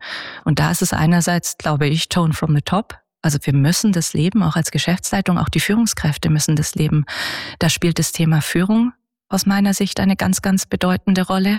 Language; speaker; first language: German; native; German